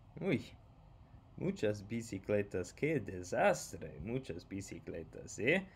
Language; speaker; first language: Spanish; non-native, fluent; English